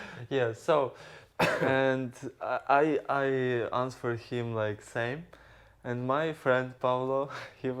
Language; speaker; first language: English; non-native, learner; Ukrainian